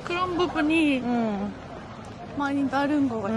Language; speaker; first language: Korean; non-native, fluent; Japanese